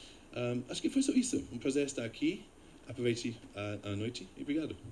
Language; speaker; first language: Portuguese; non-native, fluent; English